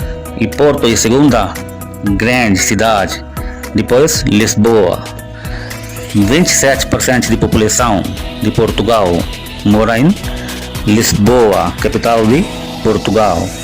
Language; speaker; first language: Portuguese; non-native, learner; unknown